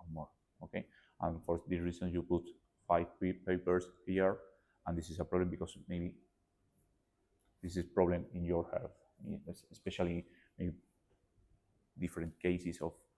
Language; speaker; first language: English; non-native, learner; Spanish